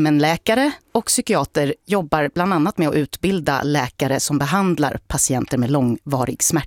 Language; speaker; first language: Swedish; native; Swedish